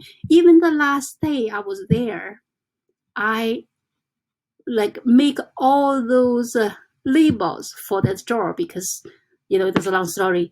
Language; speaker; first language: English; non-native, fluent; Chinese